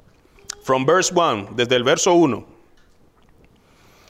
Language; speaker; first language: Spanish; native; Spanish